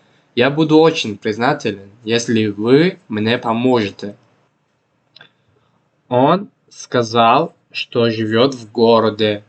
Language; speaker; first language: Russian; non-native, local second language; Tajik